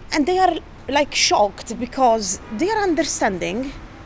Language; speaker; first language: English; non-native, fluent; Maltese